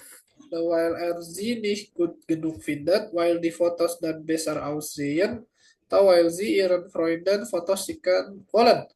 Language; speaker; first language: German; non-native, fluent; Indonesian